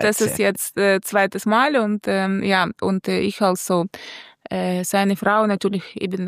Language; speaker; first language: German; non-native, fluent; Russian